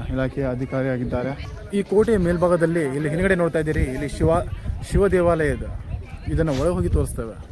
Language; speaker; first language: Kannada; non-native, local second language; Marathi